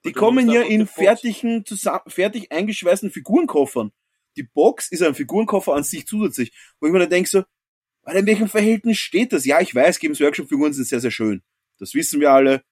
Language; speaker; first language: German; native; German